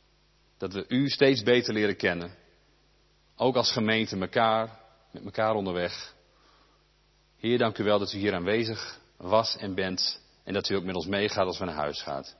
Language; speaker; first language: Dutch; native; Dutch